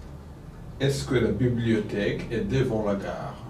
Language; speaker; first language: French; non-native, fluent; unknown